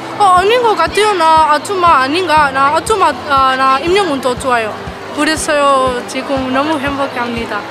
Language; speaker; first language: Korean; non-native, learner; Spanish